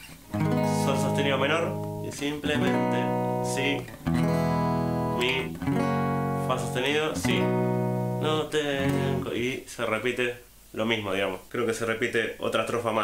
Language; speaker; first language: Spanish; native; Spanish